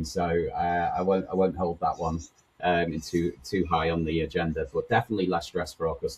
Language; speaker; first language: English; native; English